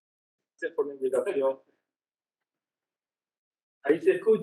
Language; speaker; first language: Spanish; native; Spanish